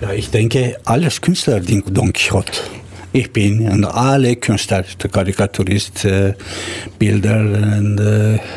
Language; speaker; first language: German; non-native, learner; Turkish